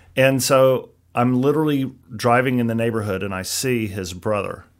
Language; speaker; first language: English; native; English